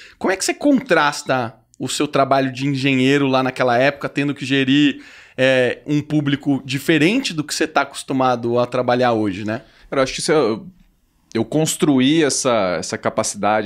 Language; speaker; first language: Portuguese; native; Portuguese